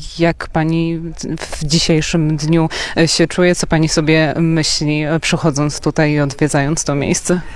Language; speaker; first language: Polish; native; Polish